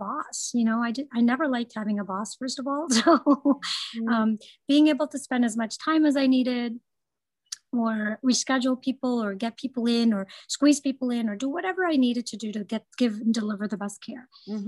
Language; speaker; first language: English; non-native, local second language; Gujarati